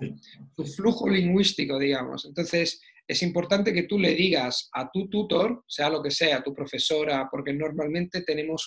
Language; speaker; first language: Spanish; non-native, fluent; Italian